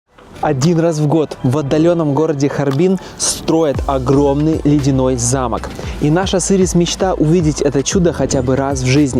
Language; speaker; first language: Russian; native; Russian